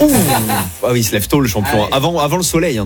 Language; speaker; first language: French; native; French